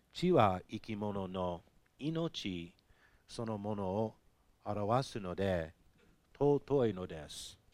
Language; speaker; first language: Japanese; non-native, fluent; English